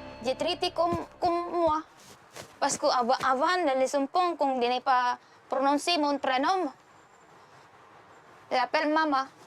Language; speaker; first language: French; non-native, learner; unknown